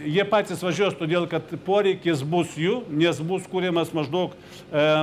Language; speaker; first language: Lithuanian; non-native, fluent; Ukrainian